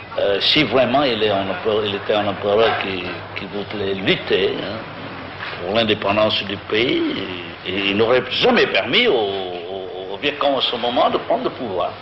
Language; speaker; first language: French; non-native, local second language; Vietnamese